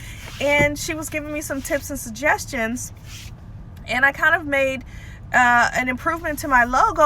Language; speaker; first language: English; native; English